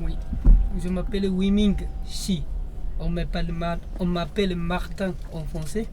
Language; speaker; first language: French; non-native, learner; Chinese